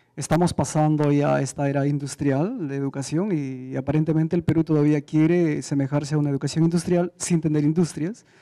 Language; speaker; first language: Spanish; native; Spanish